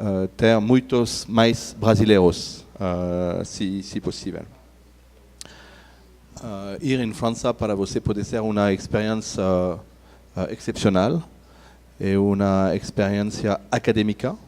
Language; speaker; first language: Portuguese; non-native, learner; French